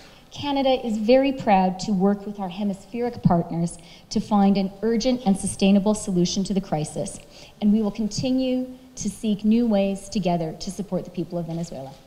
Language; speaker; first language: English; native; English